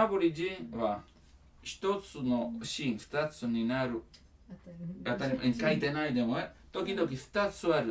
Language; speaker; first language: Japanese; non-native, learner; Italian